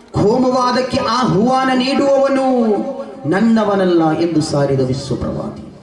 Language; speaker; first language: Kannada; non-native, local second language; Malayalam